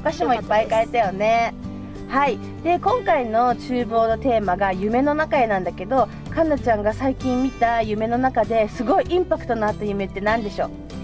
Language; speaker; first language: Japanese; native; Japanese